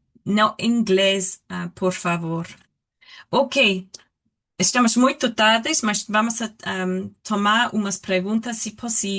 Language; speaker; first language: Portuguese; non-native, learner; English